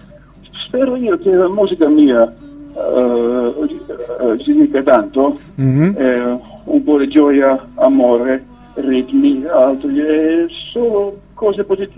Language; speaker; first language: Italian; non-native, learner; Finnish